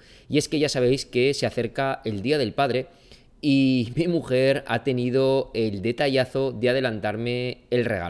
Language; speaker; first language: Spanish; native; Spanish